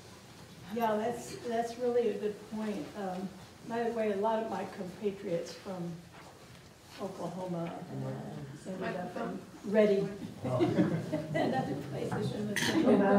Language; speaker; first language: English; native; English